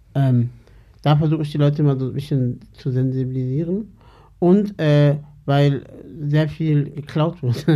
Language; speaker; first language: German; early bilingual, other home language; Turkish